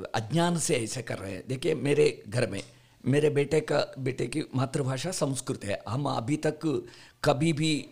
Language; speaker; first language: Hindi; non-native, local second language; Kannada